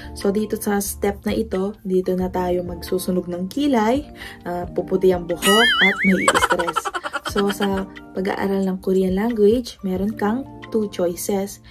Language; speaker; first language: Filipino; non-native, local second language; Pampanga